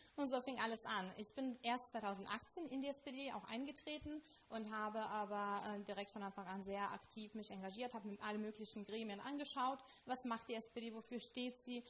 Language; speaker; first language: German; non-native, fluent; Lithuanian